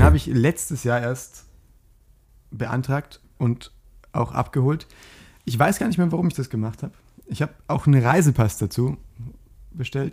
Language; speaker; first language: German; native; German